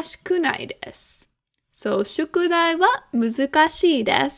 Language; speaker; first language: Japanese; non-native, fluent; English